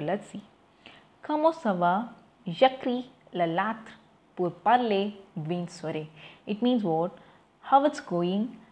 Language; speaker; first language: French; non-native, learner; Tamil